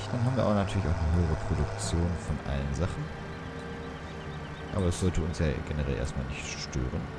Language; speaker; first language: German; native; German